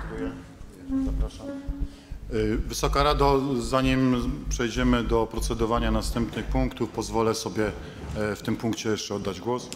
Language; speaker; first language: Polish; native; Polish